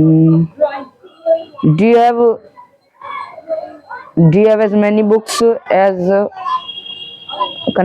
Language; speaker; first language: English; non-native, learner; Hindi